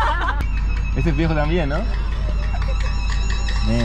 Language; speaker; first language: Spanish; non-native, learner; Greek